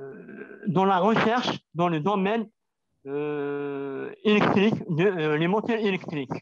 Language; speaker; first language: French; non-native, local second language; Arabic